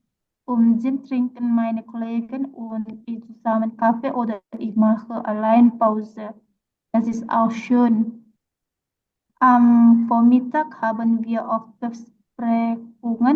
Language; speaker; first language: German; non-native, learner; Indonesian